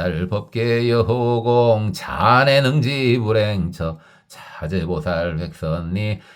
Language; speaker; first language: Korean; native; Korean